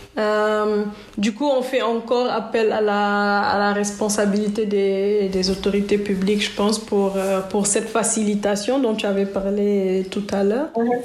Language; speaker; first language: French; non-native, local second language; Wolof